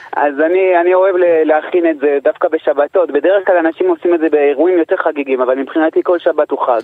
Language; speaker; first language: Hebrew; early bilingual, heritage; English